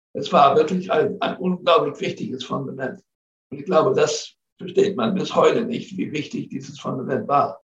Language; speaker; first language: German; non-native, fluent; English